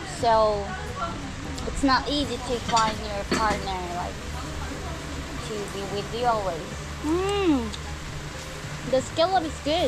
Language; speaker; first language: English; non-native, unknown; Korean